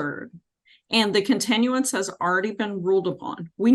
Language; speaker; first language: English; native; English